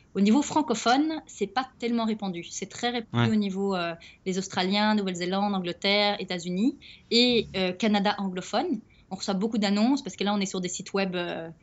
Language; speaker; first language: French; native; French